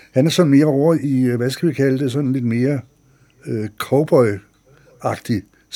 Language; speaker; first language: Danish; native; Danish